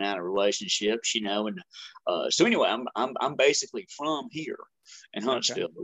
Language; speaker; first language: English; native; English